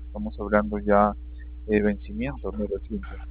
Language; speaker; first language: Spanish; native; Spanish